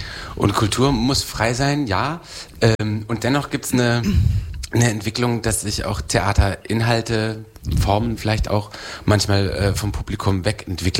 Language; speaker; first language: German; native; German